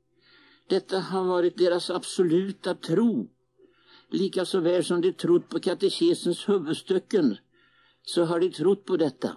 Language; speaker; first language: Swedish; native; Swedish